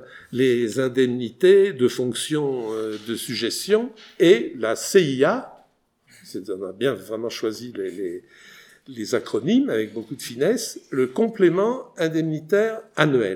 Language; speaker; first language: French; native; French